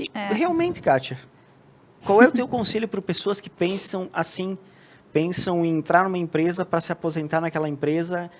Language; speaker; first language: Portuguese; native; Portuguese